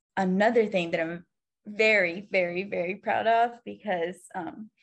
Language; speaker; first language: English; non-native, fluent; Arabic